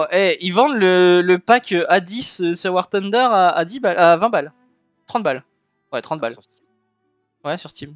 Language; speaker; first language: French; native; French